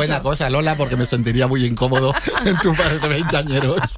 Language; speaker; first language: Spanish; native; Spanish